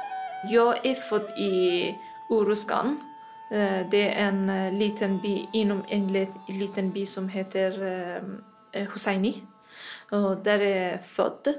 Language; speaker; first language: Swedish; non-native, fluent; Persian